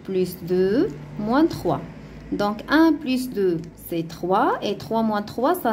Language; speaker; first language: French; non-native, local second language; Arabic